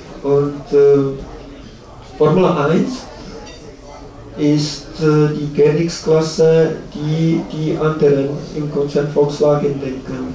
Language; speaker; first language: German; non-native, learner; Czech